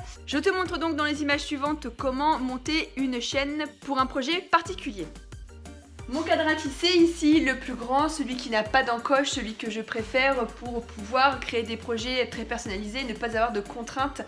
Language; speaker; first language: French; native; French